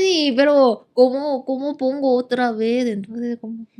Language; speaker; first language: Spanish; non-native, learner; Korean